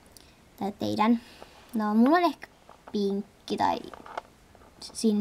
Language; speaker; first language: Finnish; native; Finnish